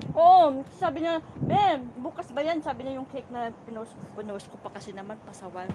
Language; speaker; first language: Filipino; non-native, local second language; Iloko